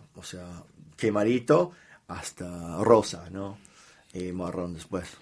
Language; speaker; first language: Spanish; non-native, fluent; English